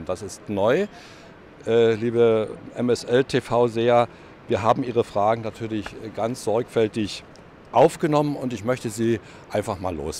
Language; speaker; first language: German; native; German